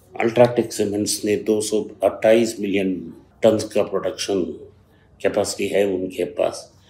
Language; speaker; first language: Hindi; non-native, local second language; Tamil